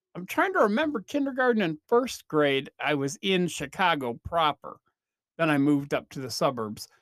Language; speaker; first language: English; native; English